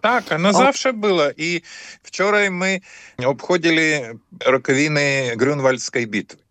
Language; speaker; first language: Polish; non-native, fluent; Ukrainian